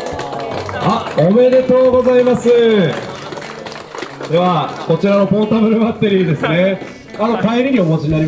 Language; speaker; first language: Japanese; native; Japanese